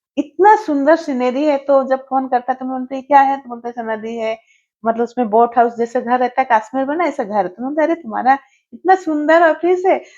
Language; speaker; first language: Hindi; non-native, local second language; Odia